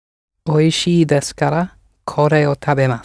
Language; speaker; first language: Japanese; non-native, learner; English